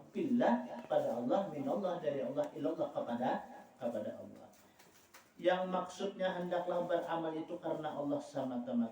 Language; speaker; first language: Indonesian; non-native, local second language; Banjar